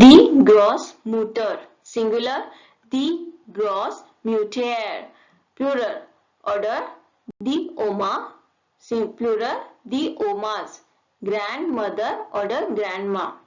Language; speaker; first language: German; non-native, learner; Hindi